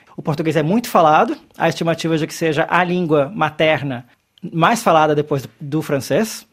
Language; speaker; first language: Portuguese; native; Portuguese